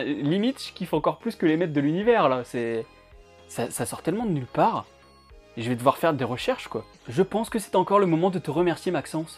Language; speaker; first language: French; native; French